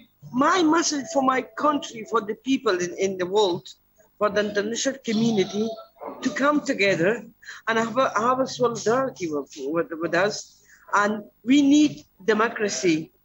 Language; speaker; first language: English; non-native, learner; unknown